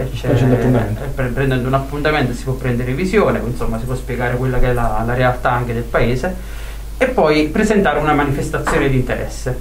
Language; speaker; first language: Italian; native; Italian